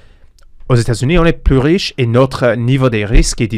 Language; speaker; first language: French; non-native, fluent; English